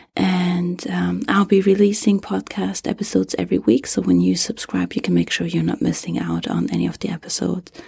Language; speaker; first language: English; non-native, fluent; German